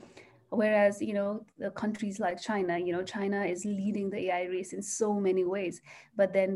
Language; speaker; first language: English; non-native, local second language; Nepali